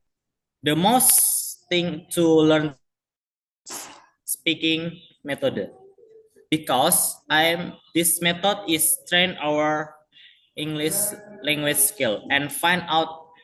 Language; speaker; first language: English; non-native, learner; Indonesian